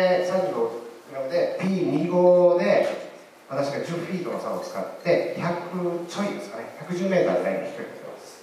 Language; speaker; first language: Japanese; native; Japanese